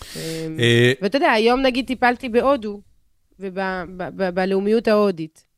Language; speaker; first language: Hebrew; non-native, fluent; French